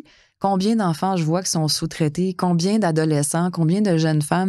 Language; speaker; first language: French; native; French